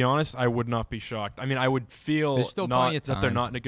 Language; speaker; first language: English; native; English